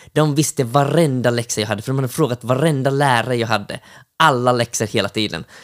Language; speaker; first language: Swedish; early bilingual, other home language; Finnish